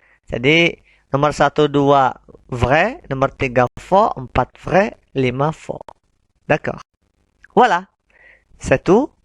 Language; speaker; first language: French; non-native, fluent; Indonesian